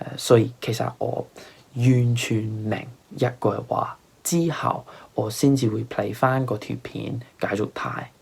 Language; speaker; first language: Cantonese; non-native, fluent; English